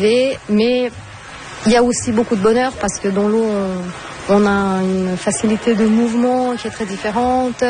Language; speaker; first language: French; non-native, fluent; Portuguese